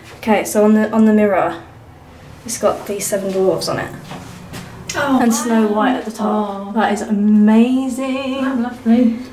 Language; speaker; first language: English; native; English